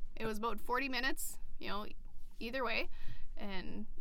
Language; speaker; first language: English; native; English